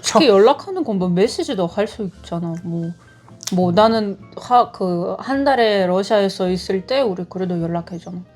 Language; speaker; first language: Korean; non-native, fluent; Russian